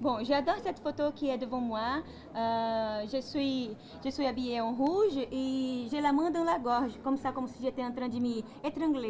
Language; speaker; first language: French; non-native, fluent; Portuguese